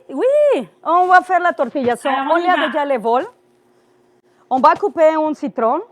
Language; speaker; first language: French; non-native, learner; Spanish